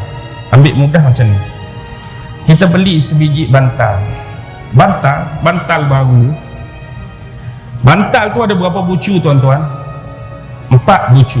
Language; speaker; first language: Malay; native; Malay